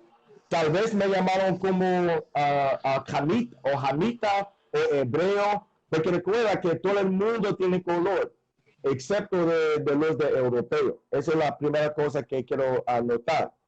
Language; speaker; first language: Spanish; non-native, fluent; English